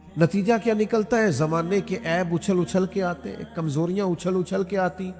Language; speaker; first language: Urdu; non-native, local second language; Punjabi